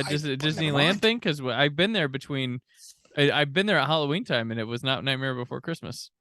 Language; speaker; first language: English; native; English